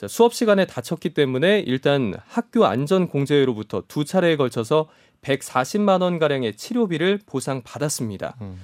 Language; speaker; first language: Korean; native; Korean